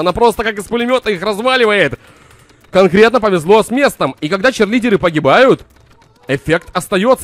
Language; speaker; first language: Russian; native; Russian